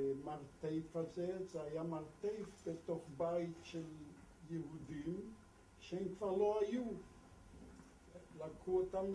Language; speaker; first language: Hebrew; non-native, fluent; Polish